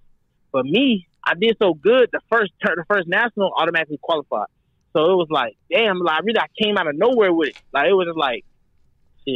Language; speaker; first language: English; native; English